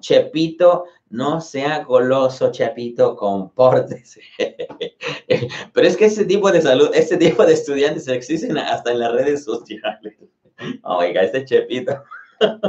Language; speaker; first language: Spanish; native; Spanish